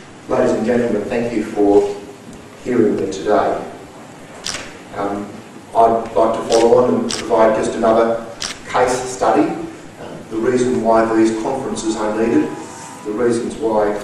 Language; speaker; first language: English; native; English